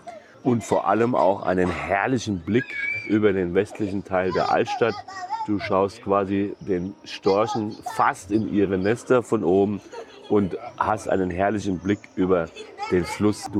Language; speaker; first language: German; native; German